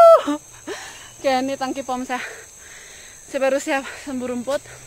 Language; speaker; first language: Malay; non-native, local second language; Central Dusun